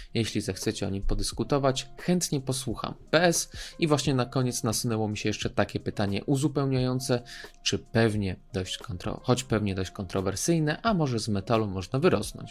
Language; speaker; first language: Polish; native; Polish